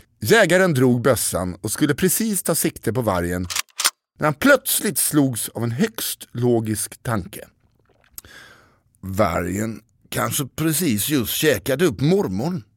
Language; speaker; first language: Swedish; native; Swedish